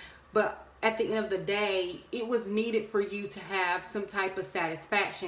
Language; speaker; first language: English; native; English